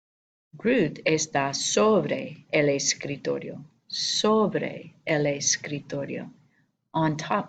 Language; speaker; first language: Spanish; non-native, fluent; English